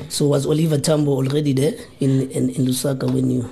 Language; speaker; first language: English; non-native, local second language; Zulu